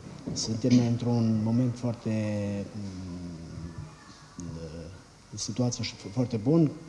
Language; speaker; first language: Romanian; non-native, learner; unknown